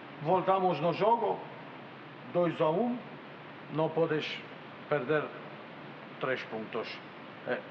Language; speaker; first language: Portuguese; non-native, fluent; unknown